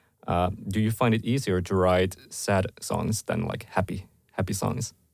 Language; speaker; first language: English; non-native, fluent; Finnish